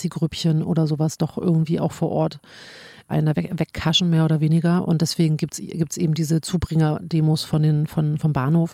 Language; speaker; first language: German; native; German